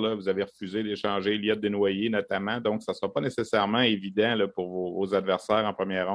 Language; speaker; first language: French; native; French